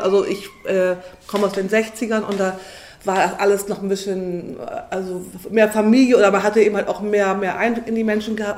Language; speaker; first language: German; native; German